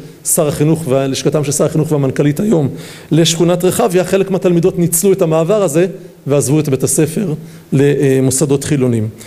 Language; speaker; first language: Hebrew; native; Hebrew